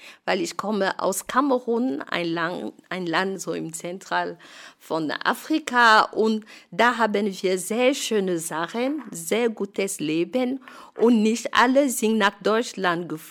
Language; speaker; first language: German; non-native, fluent; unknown